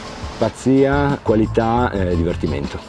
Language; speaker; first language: Italian; native; Italian